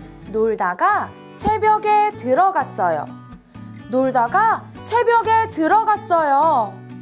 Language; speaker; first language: Korean; native; Korean